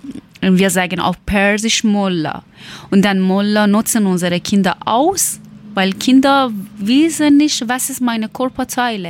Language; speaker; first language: German; non-native, learner; Persian